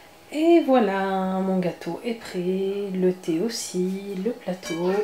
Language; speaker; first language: French; native; French